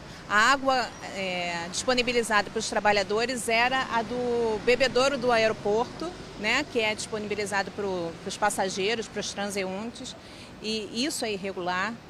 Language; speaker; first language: Portuguese; native; Portuguese